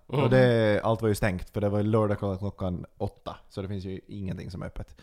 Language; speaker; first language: Swedish; native; Swedish